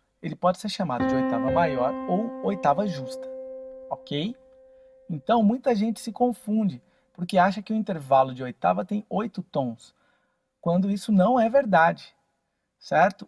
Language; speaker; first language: Portuguese; native; Portuguese